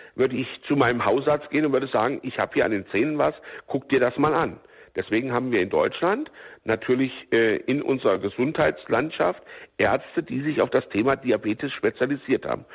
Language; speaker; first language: German; native; German